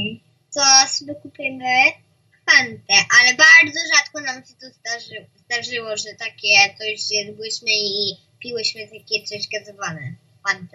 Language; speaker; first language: Polish; early bilingual, heritage; Polish